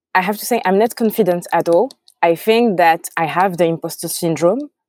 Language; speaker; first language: English; non-native, fluent; French